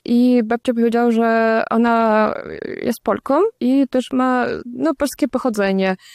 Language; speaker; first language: Polish; non-native, fluent; Russian